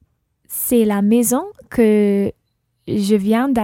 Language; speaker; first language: French; non-native, learner; English